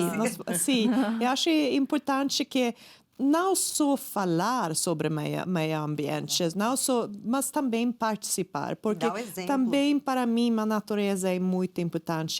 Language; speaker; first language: Portuguese; non-native, fluent; Swedish